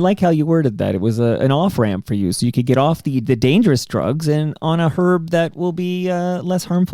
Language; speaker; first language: English; native; English